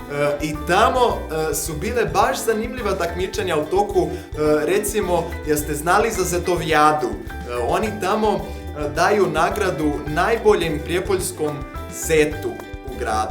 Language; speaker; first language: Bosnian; non-native, fluent; Portuguese